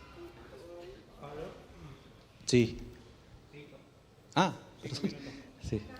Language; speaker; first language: Spanish; native; Spanish